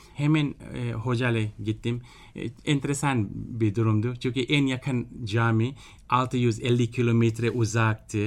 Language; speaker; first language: Turkish; non-native, fluent; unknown